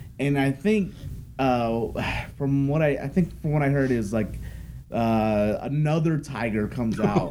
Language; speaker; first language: English; native; English